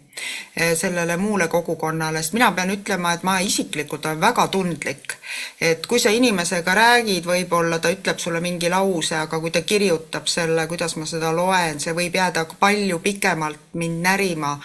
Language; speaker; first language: Estonian; native; Estonian